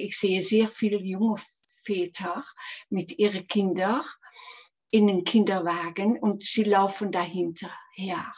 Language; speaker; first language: German; non-native, fluent; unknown